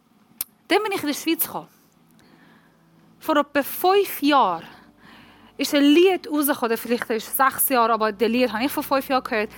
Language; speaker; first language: German; non-native, learner; Persian